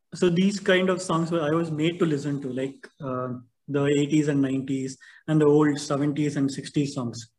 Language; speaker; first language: English; non-native, local second language; Tamil